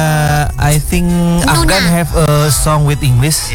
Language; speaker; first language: English; non-native, learner; Indonesian